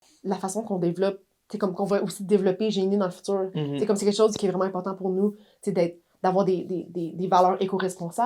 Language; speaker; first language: French; native; French